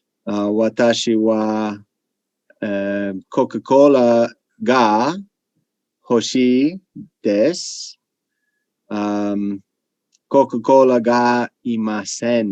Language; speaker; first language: Japanese; non-native, learner; English